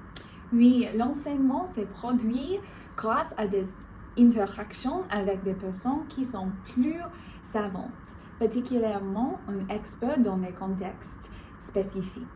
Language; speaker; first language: French; non-native, learner; English